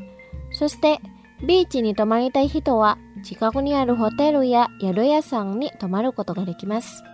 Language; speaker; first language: Japanese; non-native, fluent; Indonesian